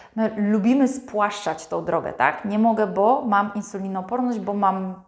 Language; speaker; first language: Polish; native; Polish